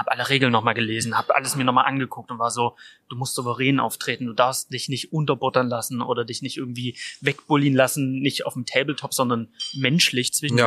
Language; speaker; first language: German; native; German